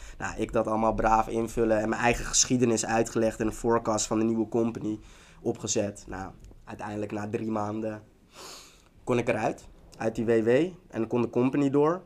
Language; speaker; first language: Dutch; early bilingual, other home language; Tigrinya